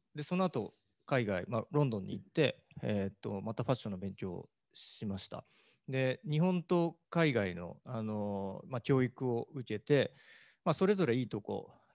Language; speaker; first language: Japanese; native; Japanese